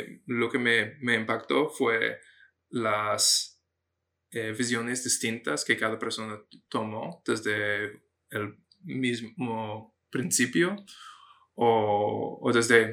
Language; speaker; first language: Spanish; non-native, fluent; English